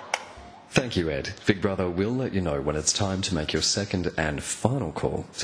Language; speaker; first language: English; native; English